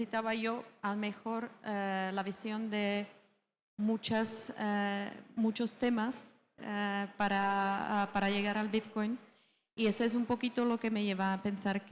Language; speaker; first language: Spanish; non-native, fluent; Czech